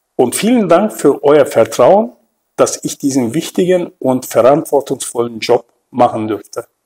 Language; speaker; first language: German; non-native, fluent; Turkish